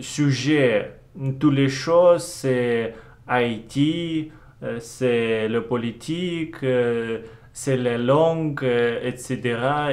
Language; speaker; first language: French; non-native, learner; Russian